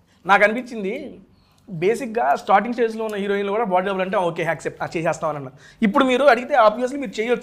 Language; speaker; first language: Telugu; native; Telugu